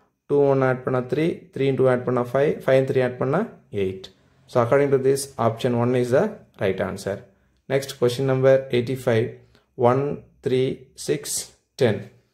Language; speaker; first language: English; non-native, local second language; Tamil